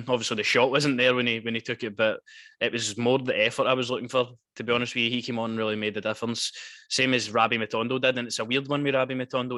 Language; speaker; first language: English; native; English